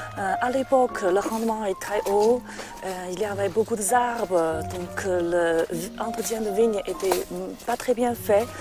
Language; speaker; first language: French; non-native, fluent; Chinese